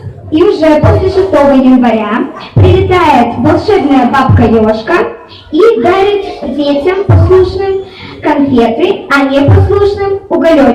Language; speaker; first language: Russian; native; Russian